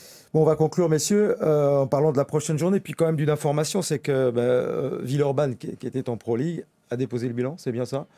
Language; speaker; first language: French; native; French